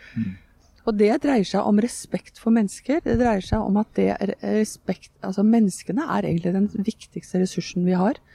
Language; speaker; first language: Norwegian; native; Norwegian